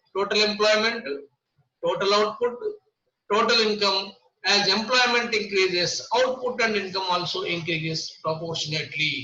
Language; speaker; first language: English; non-native, local second language; Telugu